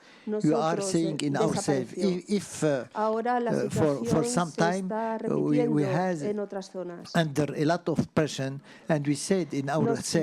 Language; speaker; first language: English; non-native, fluent; Arabic